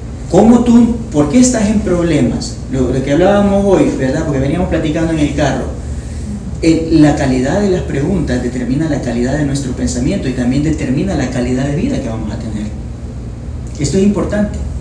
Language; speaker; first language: Spanish; native; Spanish